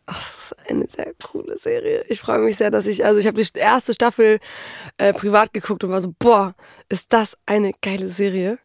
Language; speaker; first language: German; early bilingual, other home language; Polish